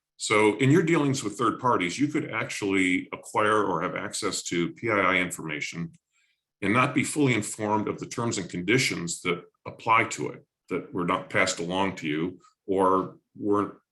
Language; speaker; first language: English; native; English